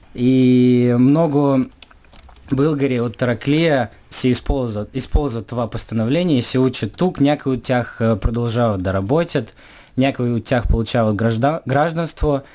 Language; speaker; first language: Bulgarian; early bilingual, heritage; Bulgarian